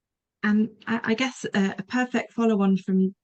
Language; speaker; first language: English; native; English